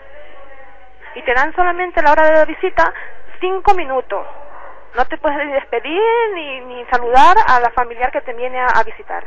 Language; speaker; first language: Spanish; native; Spanish